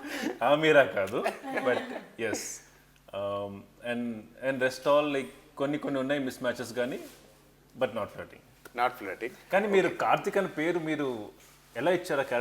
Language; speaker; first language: Telugu; native; Telugu